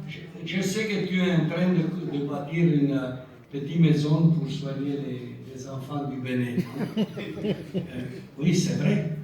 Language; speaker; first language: French; non-native, local second language; Italian